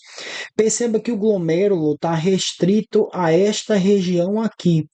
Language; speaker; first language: Portuguese; native; Portuguese